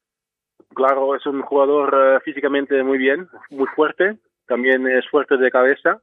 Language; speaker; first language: Spanish; non-native, fluent; Dutch